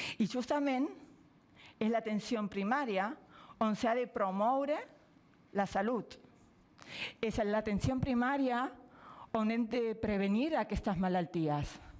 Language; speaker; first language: Catalan; non-native, fluent; Spanish